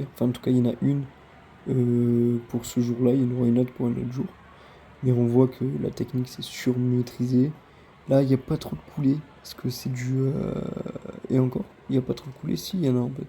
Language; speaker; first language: French; native; French